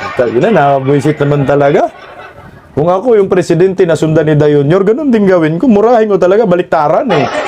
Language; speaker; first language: Filipino; non-native, local second language; Cebuano